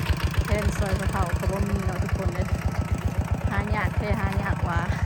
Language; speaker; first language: Thai; non-native, local second language; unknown